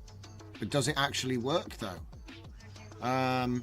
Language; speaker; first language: English; native; English